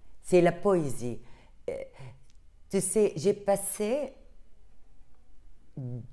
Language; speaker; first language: French; non-native, learner; Arabic